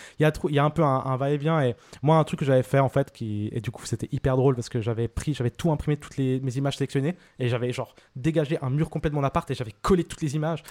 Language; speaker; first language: French; early bilingual, other home language; Spanish